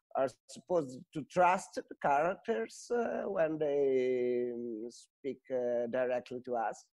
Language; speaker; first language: English; non-native, fluent; Italian